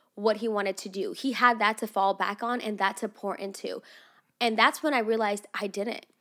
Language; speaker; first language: English; non-native, fluent; Russian